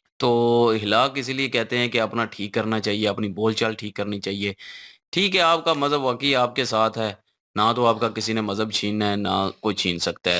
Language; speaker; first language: Urdu; non-native, local second language; Punjabi